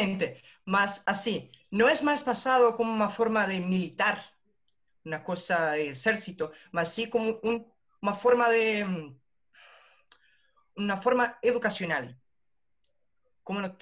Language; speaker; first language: Spanish; non-native, learner; Portuguese